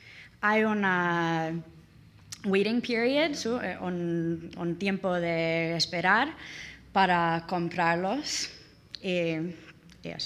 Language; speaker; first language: Spanish; non-native, learner; English